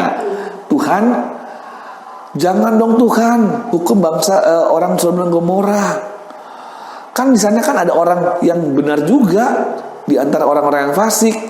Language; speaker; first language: Indonesian; native; Indonesian